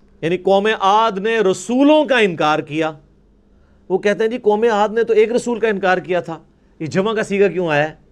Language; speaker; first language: Urdu; non-native, local second language; Punjabi